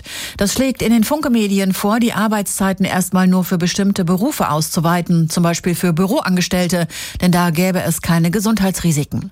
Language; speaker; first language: German; native; German